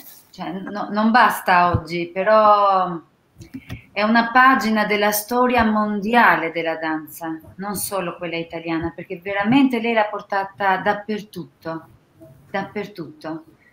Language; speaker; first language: Italian; non-native, fluent; Albanian